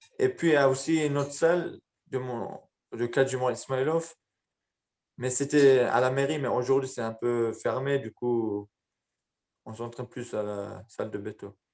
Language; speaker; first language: French; early bilingual, other home language; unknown